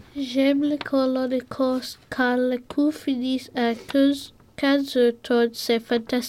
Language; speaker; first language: French; non-native, learner; English